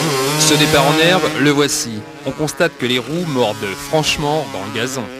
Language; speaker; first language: French; native; French